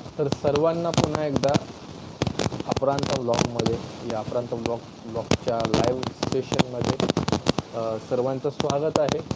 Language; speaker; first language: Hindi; non-native, local second language; Marathi